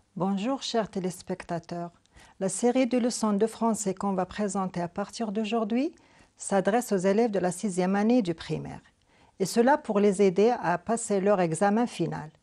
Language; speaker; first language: French; non-native, local second language; Arabic